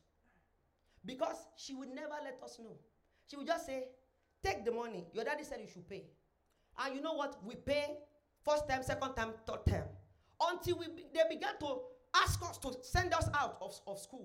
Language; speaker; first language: English; non-native, local second language; Yoruba